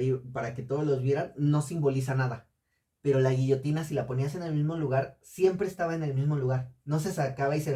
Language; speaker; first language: Spanish; native; Spanish